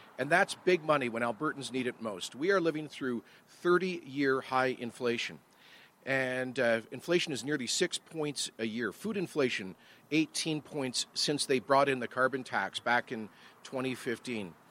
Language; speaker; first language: English; native; English